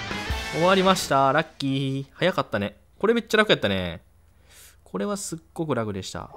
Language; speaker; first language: Japanese; native; Japanese